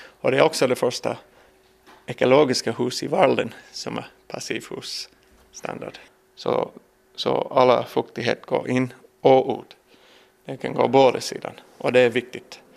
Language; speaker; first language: Swedish; non-native, learner; English